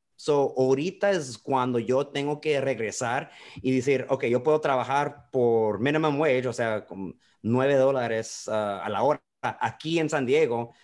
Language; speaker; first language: Spanish; early bilingual, heritage; Spanish